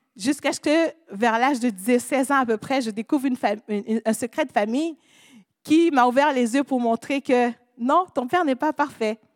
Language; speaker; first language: French; non-native, local second language; Haitian Creole